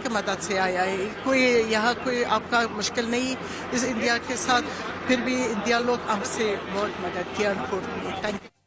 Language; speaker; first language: Hindi; non-native, learner; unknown